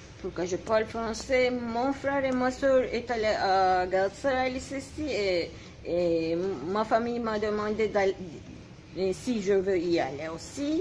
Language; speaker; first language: French; non-native, fluent; Turkish